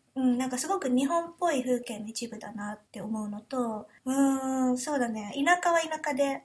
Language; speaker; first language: Japanese; early bilingual, heritage; Japanese